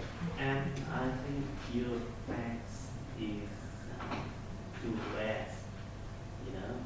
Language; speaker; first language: English; non-native, learner; Indonesian